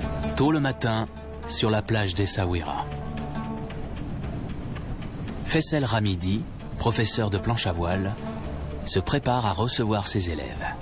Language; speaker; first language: French; native; French